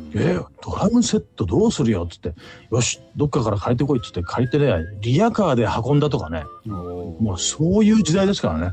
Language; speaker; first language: Japanese; native; Japanese